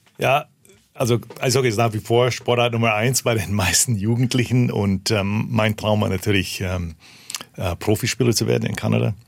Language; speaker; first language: German; early bilingual, heritage; German